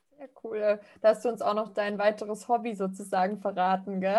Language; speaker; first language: German; native; German